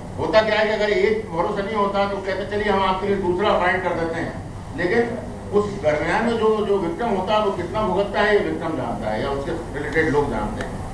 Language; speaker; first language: Hindi; native; Hindi